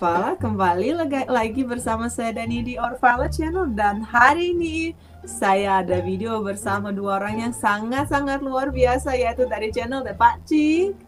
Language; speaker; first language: Indonesian; non-native, fluent; Russian